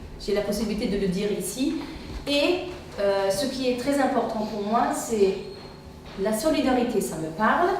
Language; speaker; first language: French; non-native, fluent; Arabic